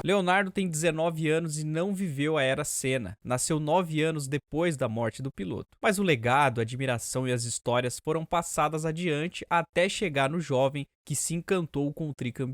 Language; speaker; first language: Portuguese; native; Portuguese